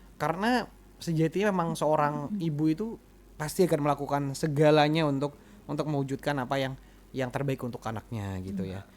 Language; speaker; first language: Indonesian; non-native, local second language; Madurese